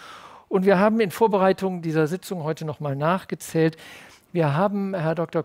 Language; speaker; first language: German; native; German